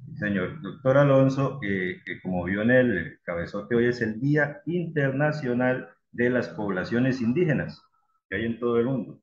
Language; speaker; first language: Spanish; native; Spanish